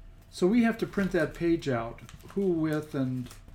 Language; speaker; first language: English; native; English